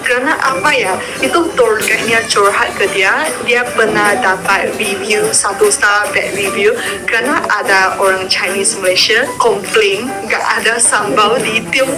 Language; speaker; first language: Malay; non-native, local second language; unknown